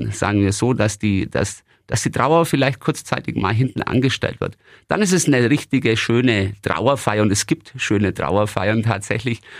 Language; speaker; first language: German; native; German